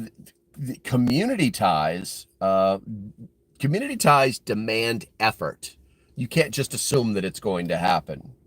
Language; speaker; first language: English; native; English